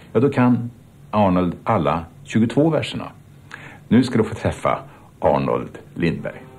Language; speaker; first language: Swedish; native; Swedish